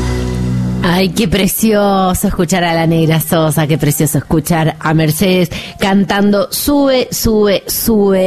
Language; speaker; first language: Spanish; native; Spanish